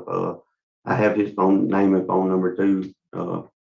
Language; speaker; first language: English; native; English